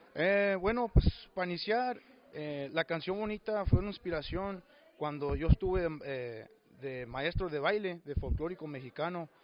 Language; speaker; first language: Spanish; early bilingual, heritage; Spanish